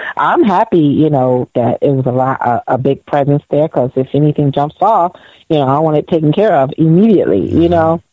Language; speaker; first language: English; native; English